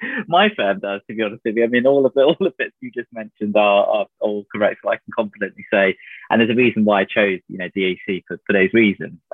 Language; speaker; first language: English; native; English